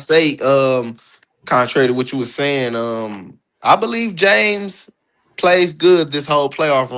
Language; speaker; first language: English; native; English